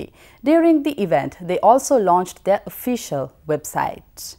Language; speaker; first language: English; non-native, local second language; Sinhala